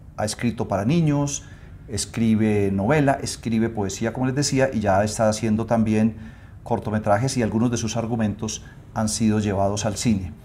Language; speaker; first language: Spanish; native; Spanish